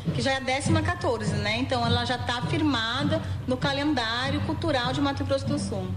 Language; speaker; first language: Portuguese; native; Portuguese